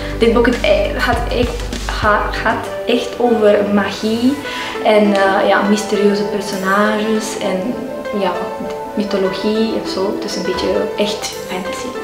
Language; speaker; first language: Dutch; non-native, learner; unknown